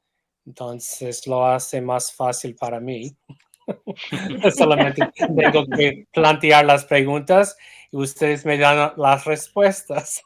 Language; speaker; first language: Spanish; non-native, fluent; English